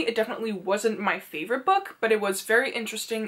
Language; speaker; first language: English; non-native, fluent; Dutch